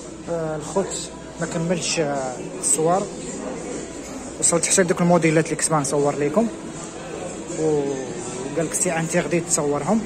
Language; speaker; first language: Arabic; native; Arabic